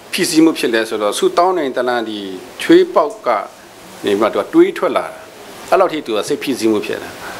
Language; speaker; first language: Burmese; non-native, local second language; Kachin